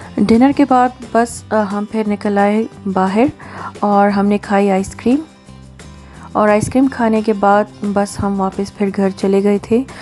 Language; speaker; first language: Urdu; native; Urdu